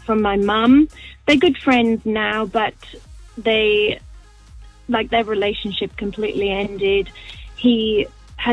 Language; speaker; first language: English; native; English